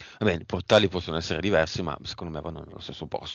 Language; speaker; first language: Italian; native; Italian